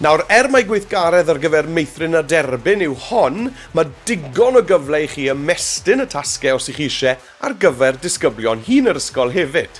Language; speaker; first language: Welsh; native; Welsh